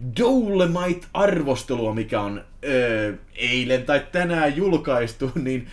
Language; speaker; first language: Finnish; native; Finnish